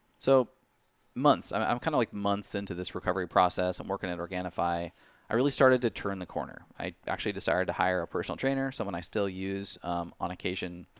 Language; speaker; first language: English; native; English